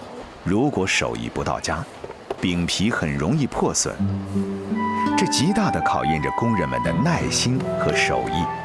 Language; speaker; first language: Chinese; native; Chinese